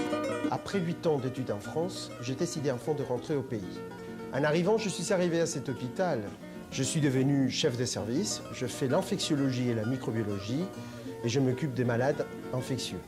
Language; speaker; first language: French; non-native, fluent; Spanish